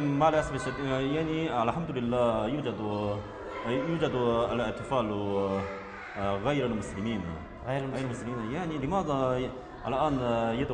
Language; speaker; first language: Arabic; non-native, learner; Chinese